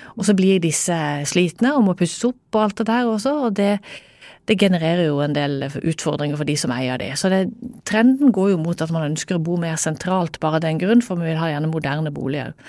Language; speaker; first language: Norwegian; native; Norwegian